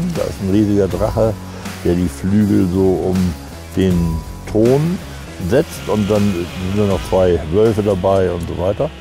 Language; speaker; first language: German; native; German